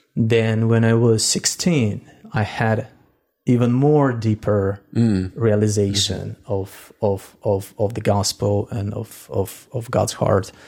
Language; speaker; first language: English; non-native, fluent; Russian